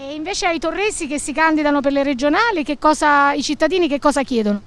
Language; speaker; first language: Italian; native; Italian